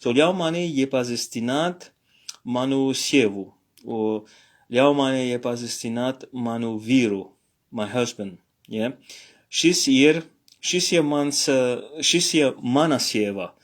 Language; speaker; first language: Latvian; non-native, learner; Morisyen